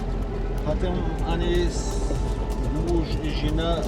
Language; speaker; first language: Russian; non-native, learner; Tajik